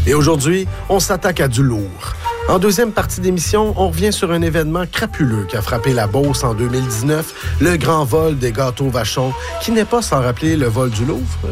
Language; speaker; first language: French; native; French